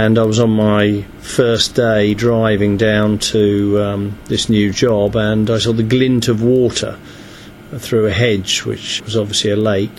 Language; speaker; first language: English; native; English